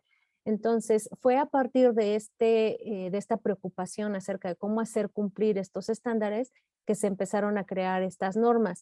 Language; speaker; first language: Spanish; native; Spanish